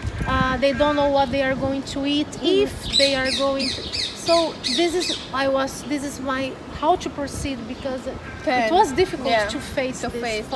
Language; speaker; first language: English; non-native, learner; Portuguese